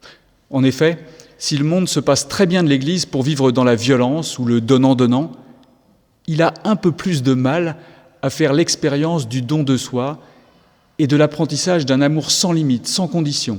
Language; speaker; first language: French; native; French